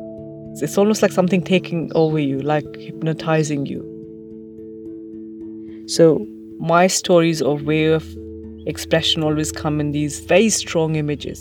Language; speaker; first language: English; non-native, local second language; Hindi